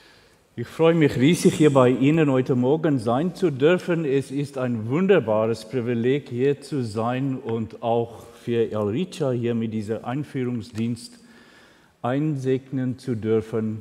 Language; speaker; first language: German; non-native, fluent; Afrikaans